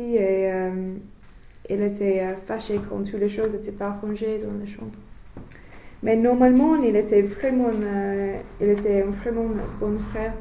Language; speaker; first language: French; non-native, learner; English